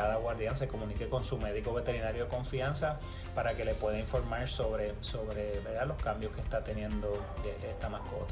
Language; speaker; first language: Spanish; native; Spanish